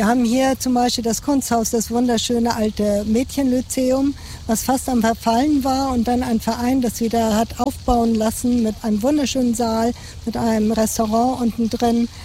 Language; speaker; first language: German; native; German